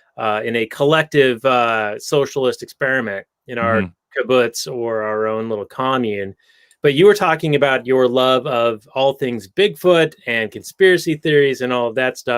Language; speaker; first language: English; native; English